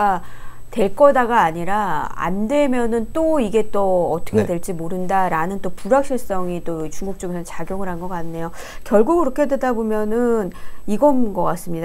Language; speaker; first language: Korean; native; Korean